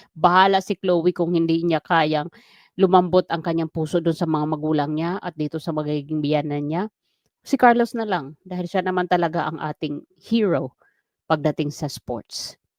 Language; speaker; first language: Filipino; non-native, local second language; Waray